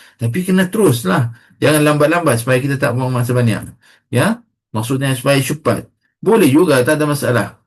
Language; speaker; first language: Malay; non-native, fluent; Arabic